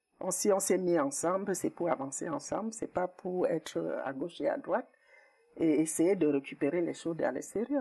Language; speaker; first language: French; non-native, local second language; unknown